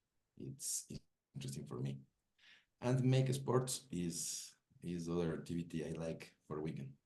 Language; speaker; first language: English; non-native, learner; Spanish